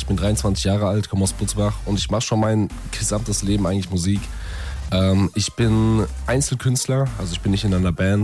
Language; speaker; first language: German; early bilingual, other home language; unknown